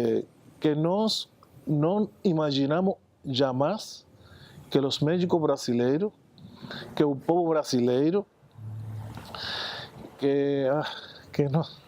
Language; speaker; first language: Portuguese; non-native, fluent; Spanish